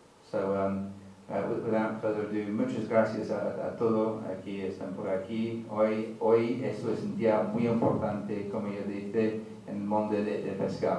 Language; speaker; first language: Spanish; non-native, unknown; English